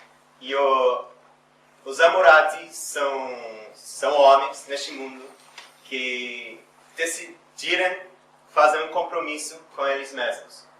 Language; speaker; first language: Portuguese; non-native, fluent; English